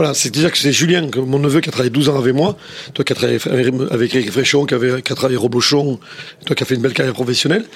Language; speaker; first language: French; native; French